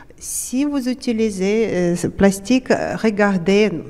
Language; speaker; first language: French; non-native, fluent; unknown